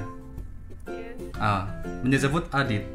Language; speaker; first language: Russian; non-native, learner; Indonesian